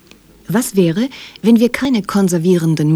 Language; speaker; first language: German; native; German